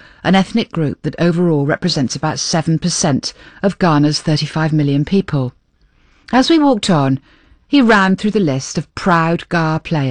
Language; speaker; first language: English; native; English